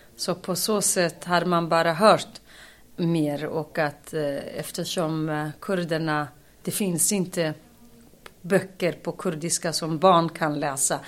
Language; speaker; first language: Swedish; non-native, fluent; Kurdish